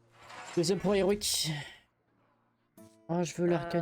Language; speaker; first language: French; native; French